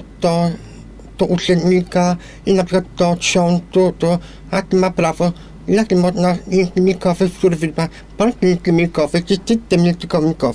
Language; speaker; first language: Polish; non-native, local second language; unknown